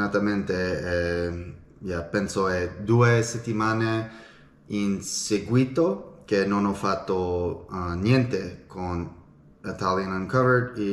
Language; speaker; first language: Italian; non-native, learner; English